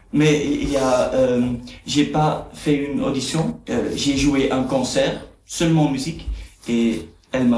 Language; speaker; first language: French; non-native, learner; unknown